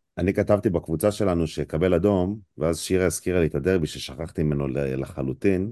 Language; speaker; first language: Hebrew; native; Hebrew